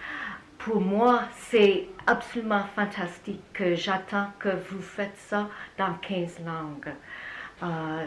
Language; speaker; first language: French; non-native, learner; English